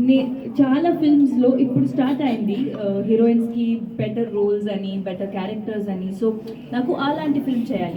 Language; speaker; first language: Telugu; non-native, local second language; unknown